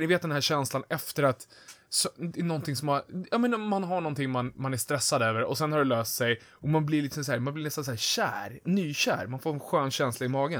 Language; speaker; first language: Swedish; native; Swedish